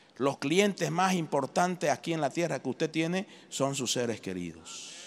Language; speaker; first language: Spanish; native; Spanish